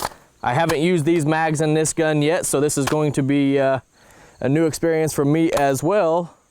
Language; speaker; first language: English; native; English